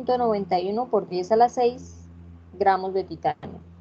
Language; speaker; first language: Spanish; native; Spanish